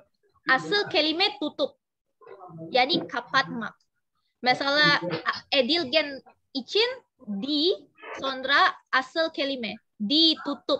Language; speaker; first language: Turkish; non-native, learner; Indonesian